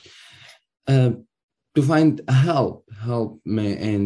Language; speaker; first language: English; non-native, learner; Arabic